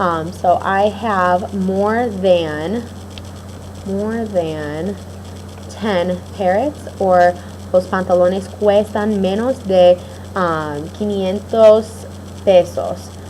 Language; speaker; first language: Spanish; non-native, fluent; English